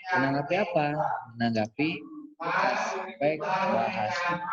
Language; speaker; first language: Indonesian; native; Indonesian